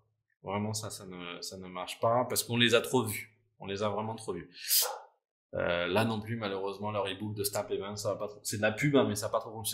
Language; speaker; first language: French; native; French